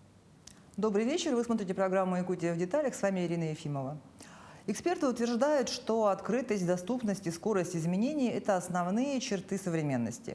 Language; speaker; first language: Russian; native; Russian